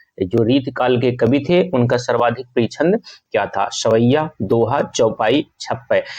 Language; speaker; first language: Hindi; native; Hindi